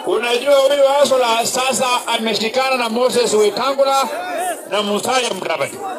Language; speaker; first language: Swahili; non-native, local second language; Luyia